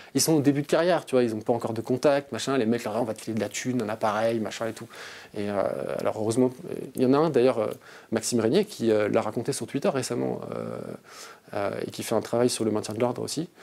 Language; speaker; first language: French; native; French